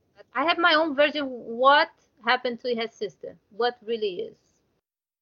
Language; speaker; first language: English; non-native, learner; Portuguese